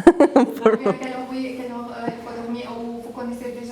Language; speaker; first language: French; non-native, learner; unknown